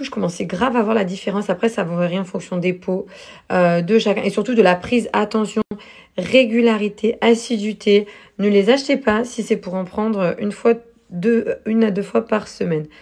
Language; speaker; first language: French; native; French